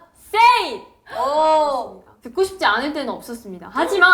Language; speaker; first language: Korean; native; Korean